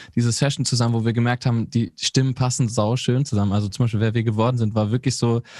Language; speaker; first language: German; native; German